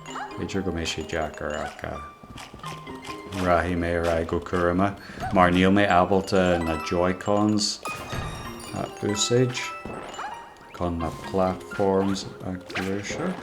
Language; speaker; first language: Irish; non-native, local second language; English